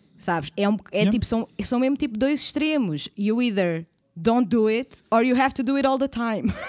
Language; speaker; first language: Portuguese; native; Portuguese